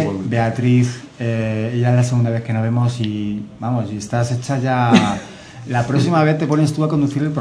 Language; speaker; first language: Spanish; native; Spanish